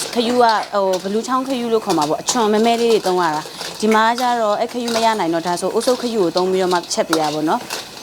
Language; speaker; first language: Burmese; non-native, local second language; Western Kayah